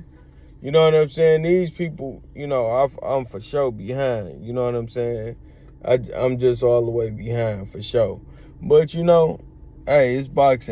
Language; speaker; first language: English; native; English